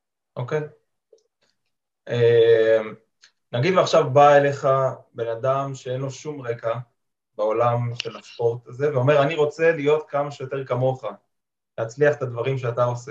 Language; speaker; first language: Hebrew; native; Hebrew